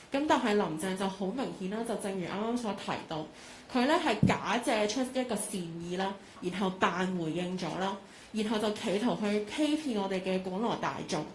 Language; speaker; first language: Cantonese; native; Cantonese